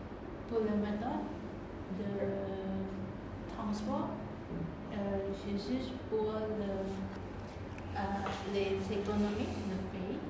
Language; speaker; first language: French; non-native, learner; Khmer